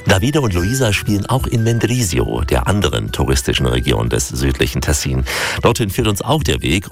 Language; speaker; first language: German; native; German